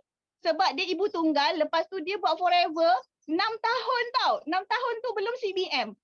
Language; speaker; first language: Malay; native; Malay